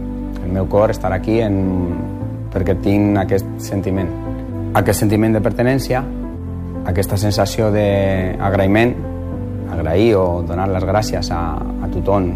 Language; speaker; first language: Catalan; non-native, local second language; Spanish